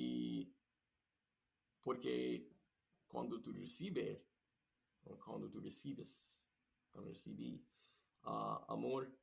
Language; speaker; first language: Spanish; non-native, learner; English